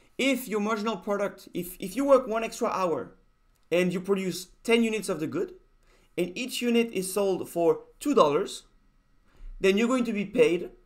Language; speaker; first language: English; non-native, fluent; Spanish